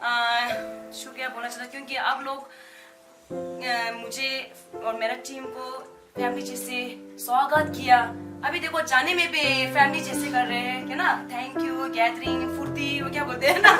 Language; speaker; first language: Hindi; non-native, local second language; Tibetan